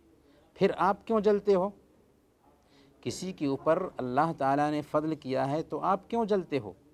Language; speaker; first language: Urdu; native; Urdu